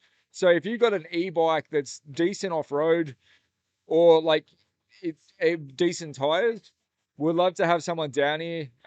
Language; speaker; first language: English; native; English